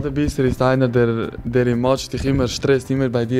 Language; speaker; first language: German; native; German